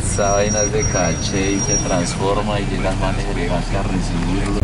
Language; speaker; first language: Spanish; native; Spanish